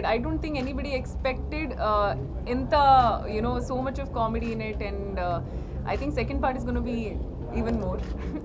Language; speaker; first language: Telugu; non-native, learner; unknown